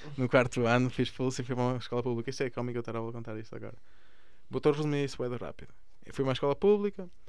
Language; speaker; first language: Portuguese; early bilingual, other home language; Spanish